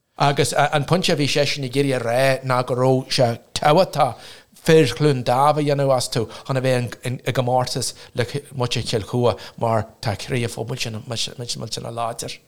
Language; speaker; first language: Irish; non-native, local second language; English